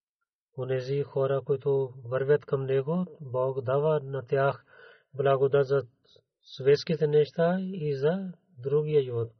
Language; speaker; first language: Bulgarian; non-native, learner; Urdu